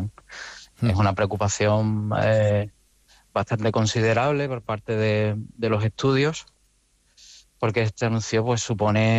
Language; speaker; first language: Spanish; native; Spanish